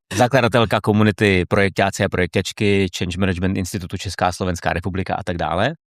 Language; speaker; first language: Czech; native; Czech